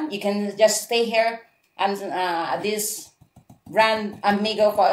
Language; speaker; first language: English; non-native, learner; Filipino